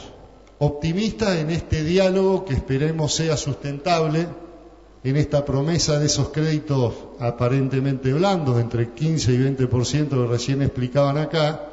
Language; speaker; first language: Spanish; native; Spanish